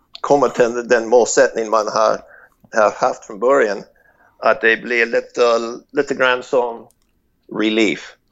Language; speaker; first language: Swedish; non-native, fluent; English